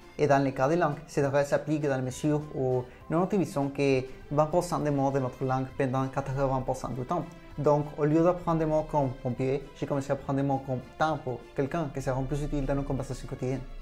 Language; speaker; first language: French; non-native, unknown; Spanish